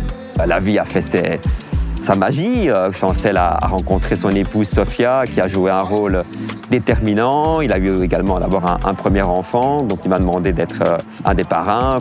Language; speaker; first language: French; native; French